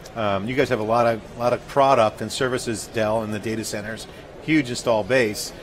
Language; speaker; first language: English; native; English